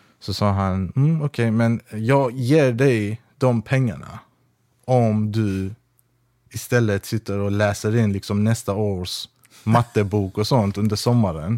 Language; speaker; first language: Swedish; early bilingual, other home language; Persian